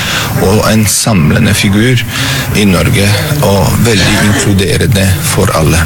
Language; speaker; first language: Norwegian; non-native, fluent; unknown